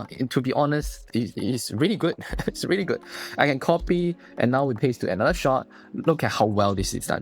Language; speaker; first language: English; non-native, fluent; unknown